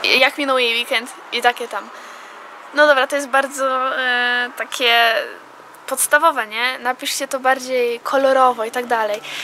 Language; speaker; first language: Polish; early bilingual, heritage; Polish